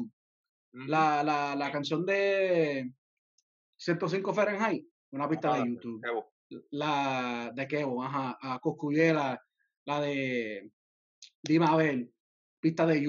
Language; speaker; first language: Spanish; early bilingual, heritage; Spanish